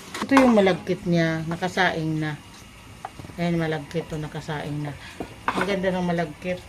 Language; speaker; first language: Filipino; non-native, local second language; Waray